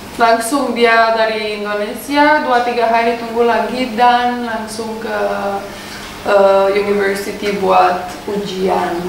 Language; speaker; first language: Indonesian; non-native, learner; Russian